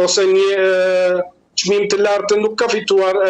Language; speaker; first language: Albanian; early bilingual, heritage; Albanian